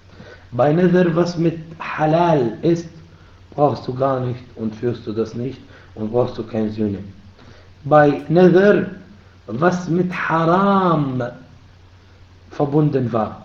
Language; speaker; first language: German; non-native, fluent; Arabic